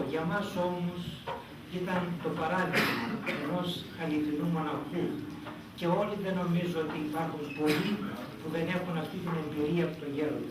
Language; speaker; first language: Greek; native; Greek